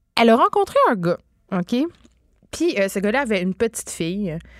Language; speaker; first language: French; native; French